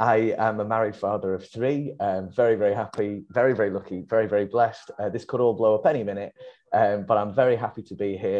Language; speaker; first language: English; native; English